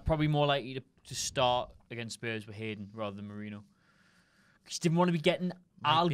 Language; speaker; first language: English; native; English